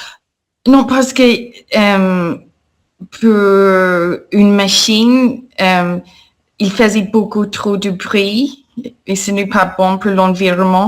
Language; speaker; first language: French; non-native, fluent; English